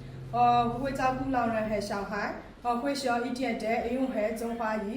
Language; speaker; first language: Chinese; non-native, learner; Burmese